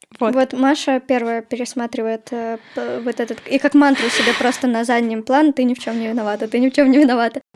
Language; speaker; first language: Russian; native; Russian